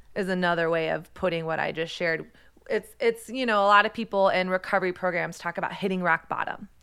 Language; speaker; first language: English; native; English